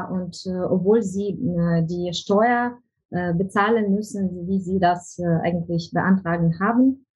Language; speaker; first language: German; non-native, fluent; Ukrainian